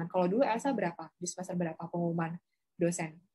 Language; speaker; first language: Indonesian; native; Indonesian